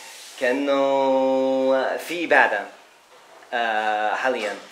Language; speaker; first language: Arabic; non-native, learner; English